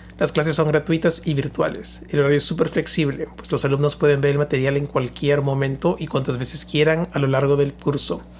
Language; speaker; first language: Spanish; native; Spanish